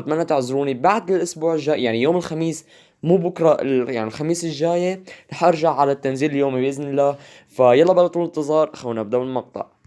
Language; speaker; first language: Arabic; native; Arabic